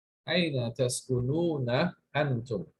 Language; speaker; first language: Arabic; non-native, fluent; English